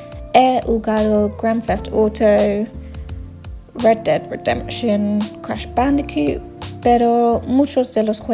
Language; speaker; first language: Spanish; non-native, learner; English